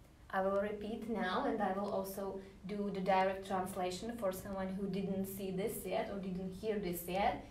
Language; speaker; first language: English; non-native, fluent; Czech